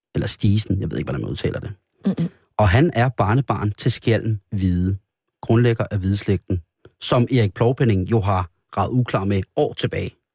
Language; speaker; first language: Danish; native; Danish